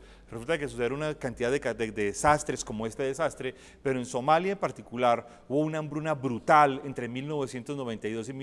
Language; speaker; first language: Spanish; native; Spanish